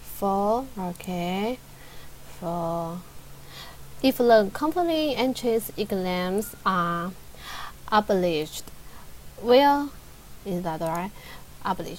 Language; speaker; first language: English; non-native, learner; Chinese